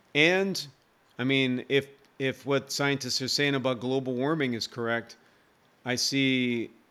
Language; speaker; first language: English; native; English